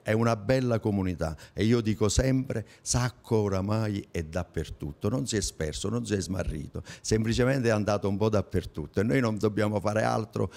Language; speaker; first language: Italian; native; Italian